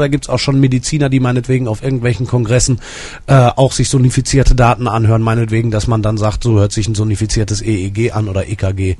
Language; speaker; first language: German; native; German